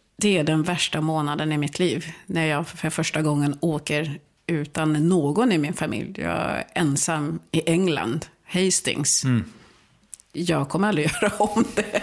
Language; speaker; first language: Swedish; early bilingual, other home language; Swahili